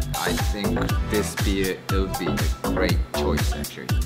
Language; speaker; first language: English; non-native, fluent; Japanese